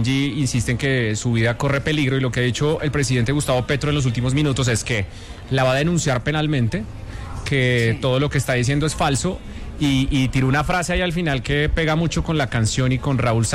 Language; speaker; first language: Spanish; native; Spanish